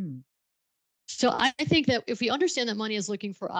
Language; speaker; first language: English; native; English